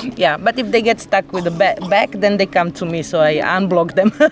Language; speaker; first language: English; non-native, fluent; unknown